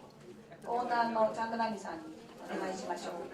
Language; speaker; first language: Japanese; non-native, fluent; Bangla